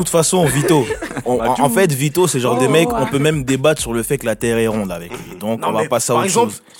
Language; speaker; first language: French; native; French